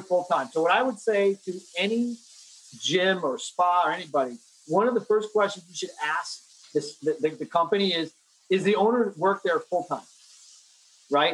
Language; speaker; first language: English; native; English